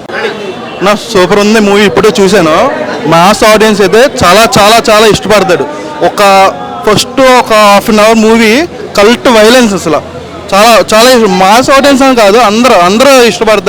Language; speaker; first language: Telugu; native; Telugu